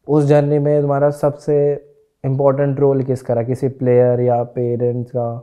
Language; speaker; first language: Hindi; native; Hindi